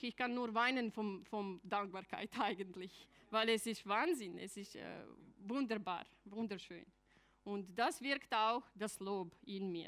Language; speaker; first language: German; non-native, fluent; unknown